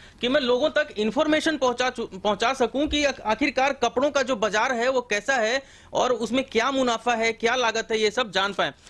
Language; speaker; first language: Hindi; native; Hindi